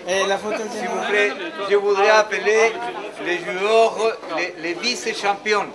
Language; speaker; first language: French; non-native, fluent; Spanish